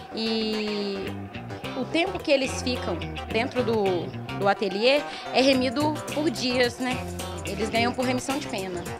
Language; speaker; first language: Portuguese; native; Portuguese